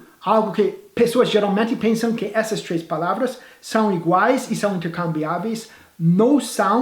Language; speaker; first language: Portuguese; non-native, fluent; English